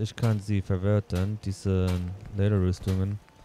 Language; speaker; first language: German; non-native, learner; English